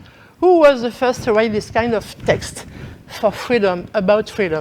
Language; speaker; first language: English; non-native, learner; French